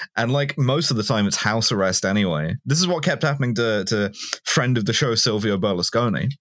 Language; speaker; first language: English; native; English